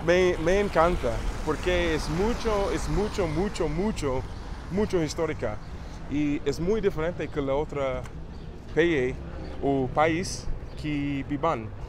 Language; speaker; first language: Spanish; non-native, learner; English